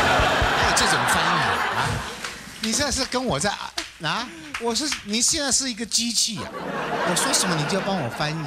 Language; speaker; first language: Chinese; native; Chinese